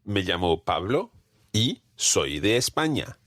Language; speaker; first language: Spanish; non-native, fluent; English